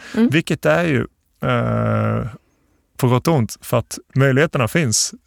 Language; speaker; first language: Swedish; early bilingual, other home language; Bosnian